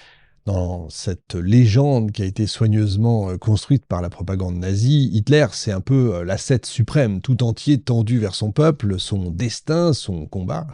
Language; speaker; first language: French; native; French